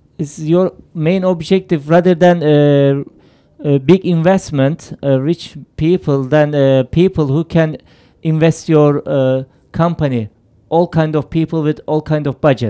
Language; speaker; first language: English; non-native, fluent; Turkish